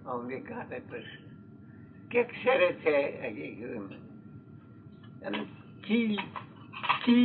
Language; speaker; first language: Greek; non-native, fluent; Russian